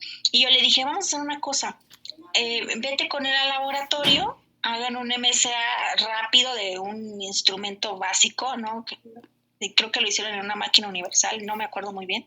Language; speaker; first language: Spanish; native; Spanish